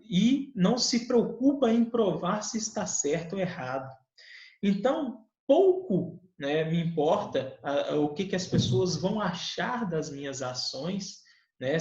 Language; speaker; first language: Portuguese; native; Portuguese